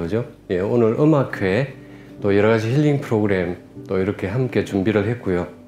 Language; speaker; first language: Korean; native; Korean